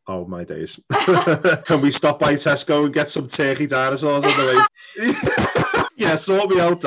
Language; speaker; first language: English; native; English